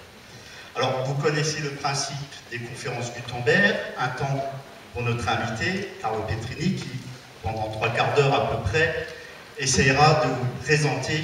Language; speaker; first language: French; native; French